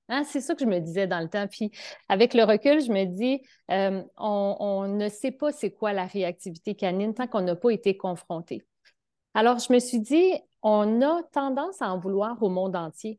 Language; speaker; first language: French; native; French